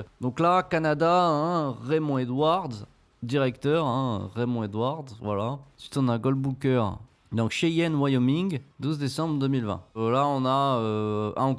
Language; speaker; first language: French; native; French